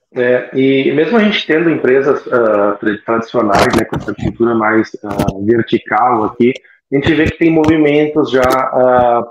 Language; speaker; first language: Portuguese; native; Portuguese